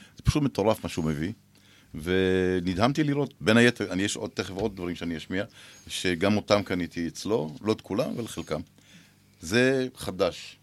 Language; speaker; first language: Hebrew; native; Hebrew